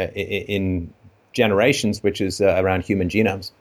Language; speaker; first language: English; native; English